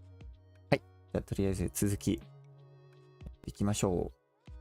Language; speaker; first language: Japanese; non-native, fluent; English